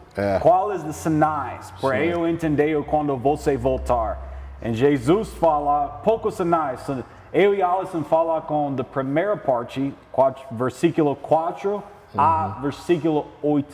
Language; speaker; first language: Portuguese; non-native, learner; English